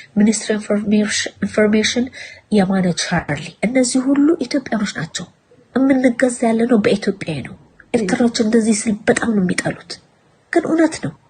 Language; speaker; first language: Amharic; non-native, local second language; Tigrinya